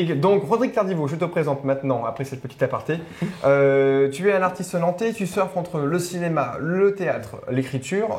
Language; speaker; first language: French; native; French